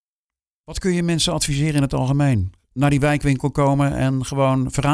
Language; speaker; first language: Dutch; native; Dutch